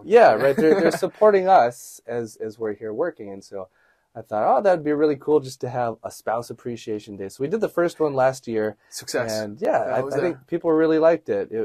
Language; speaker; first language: English; native; English